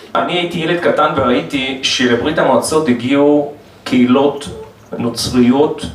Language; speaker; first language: Hebrew; non-native, fluent; Russian